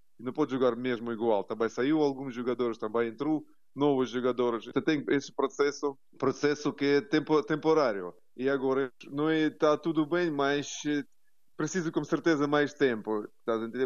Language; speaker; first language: Portuguese; non-native, learner; Ukrainian